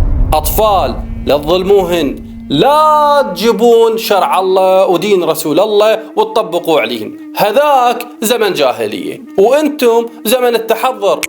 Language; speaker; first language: Arabic; native; Arabic